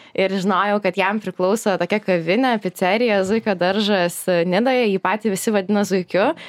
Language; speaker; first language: Lithuanian; native; Lithuanian